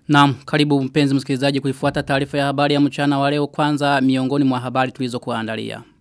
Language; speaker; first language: Swahili; non-native, local second language; Rundi